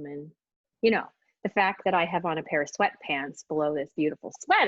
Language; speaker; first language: English; native; English